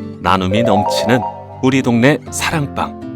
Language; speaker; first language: Korean; native; Korean